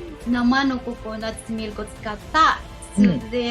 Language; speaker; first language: Japanese; non-native, local second language; Filipino